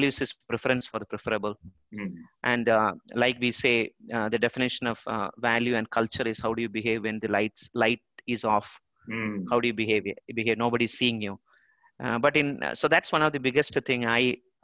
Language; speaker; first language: English; non-native, local second language; Malayalam